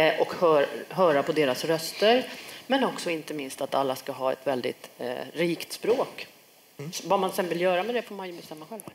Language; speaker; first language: Swedish; native; Swedish